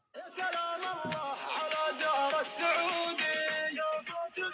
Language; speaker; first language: Arabic; early bilingual, other home language; Amharic